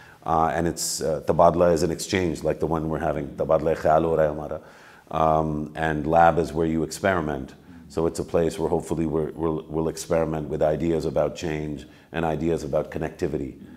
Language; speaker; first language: English; early bilingual, other home language; Urdu